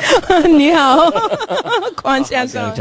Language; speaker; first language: Chinese; early bilingual, heritage; English